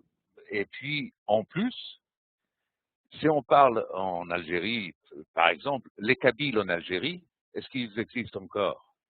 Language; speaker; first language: French; non-native, fluent; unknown